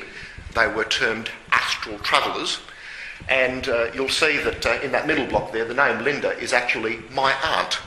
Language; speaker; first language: English; native; English